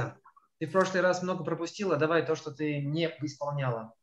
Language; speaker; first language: Russian; native; Russian